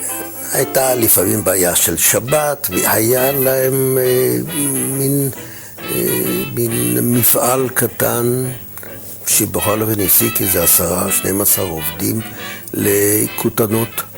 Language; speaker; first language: Hebrew; non-native, fluent; German